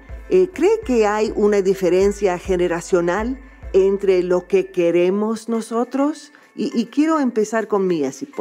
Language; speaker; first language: Spanish; non-native, fluent; English